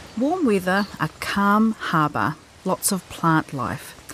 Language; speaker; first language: English; native; English